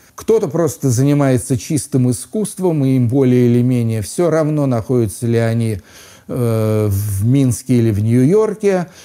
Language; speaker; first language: Russian; native; Russian